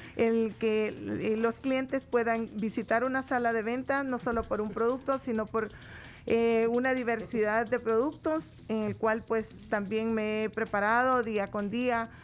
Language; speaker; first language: Spanish; native; Spanish